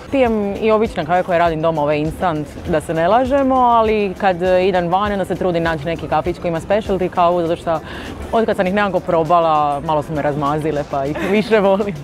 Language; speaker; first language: Croatian; native; Croatian